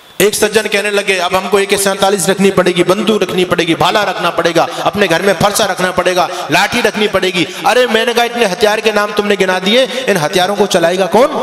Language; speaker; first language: Hindi; native; Hindi